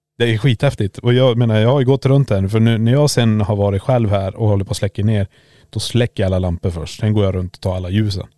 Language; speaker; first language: Swedish; native; Swedish